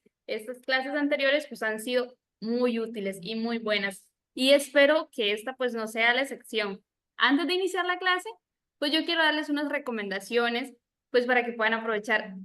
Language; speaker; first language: Spanish; native; Spanish